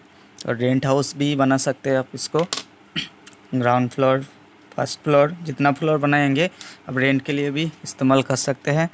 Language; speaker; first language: Hindi; non-native, local second language; Bangla